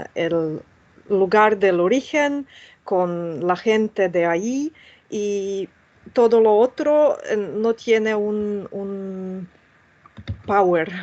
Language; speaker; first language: Spanish; non-native, fluent; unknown